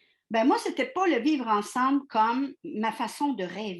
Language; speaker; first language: French; native; French